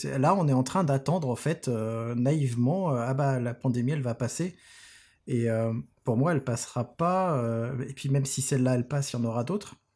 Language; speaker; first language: French; native; French